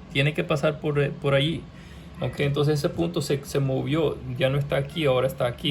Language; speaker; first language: Spanish; early bilingual, heritage; Spanish